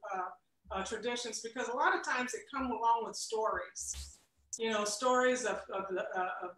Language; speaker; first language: English; native; English